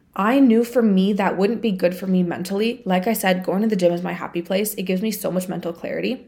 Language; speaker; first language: English; non-native, fluent; Bulgarian